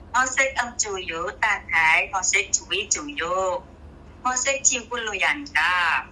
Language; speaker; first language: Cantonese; non-native, learner; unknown